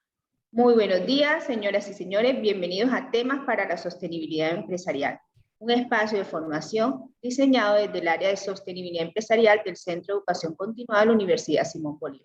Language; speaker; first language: Spanish; native; Spanish